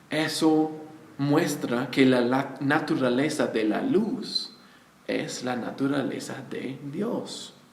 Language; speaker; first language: Spanish; non-native, fluent; English